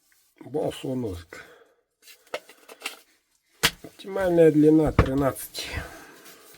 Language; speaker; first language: Russian; non-native, local second language; Yakut